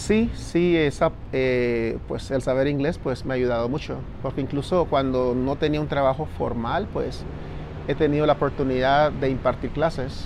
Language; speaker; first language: Spanish; native; Spanish